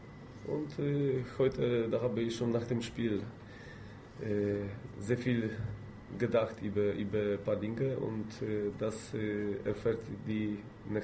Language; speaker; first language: German; non-native, fluent; Polish